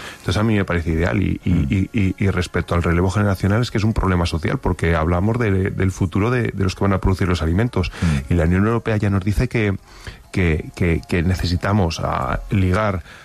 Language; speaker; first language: Spanish; native; Spanish